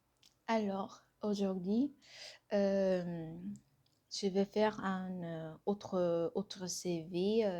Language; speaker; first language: French; non-native, fluent; Korean